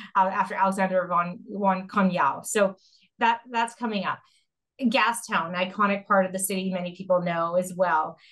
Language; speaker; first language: English; native; English